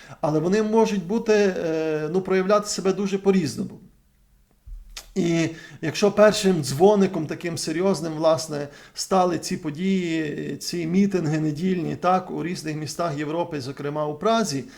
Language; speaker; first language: Ukrainian; native; Ukrainian